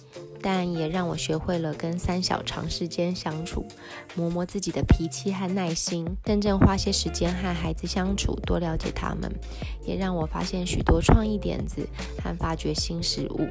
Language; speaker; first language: Chinese; native; Chinese